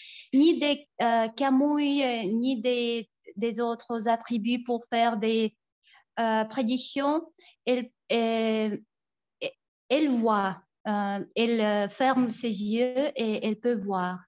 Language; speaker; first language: French; non-native, fluent; Tuvinian